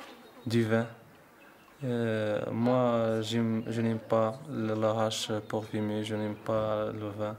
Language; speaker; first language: French; non-native, learner; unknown